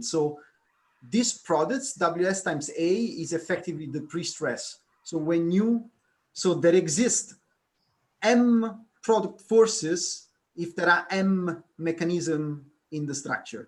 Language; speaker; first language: English; non-native, fluent; Italian